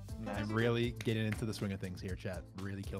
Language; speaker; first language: English; native; English